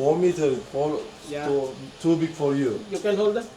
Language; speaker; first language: English; non-native, learner; Turkish